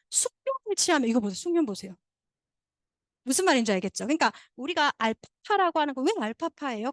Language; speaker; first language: Korean; native; Korean